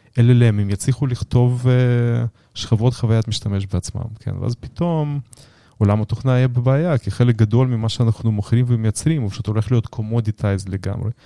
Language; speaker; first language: Hebrew; native; Hebrew